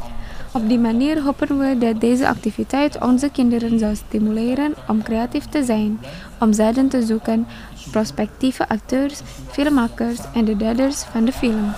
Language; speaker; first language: Dutch; non-native, fluent; Indonesian